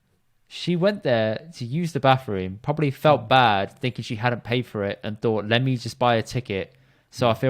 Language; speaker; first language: English; early bilingual, other home language; Punjabi